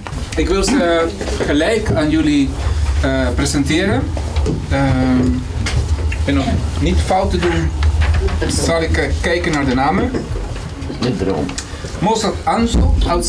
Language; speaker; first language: Dutch; non-native, fluent; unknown